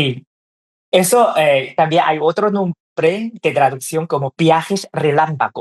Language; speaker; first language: Spanish; non-native, fluent; Chinese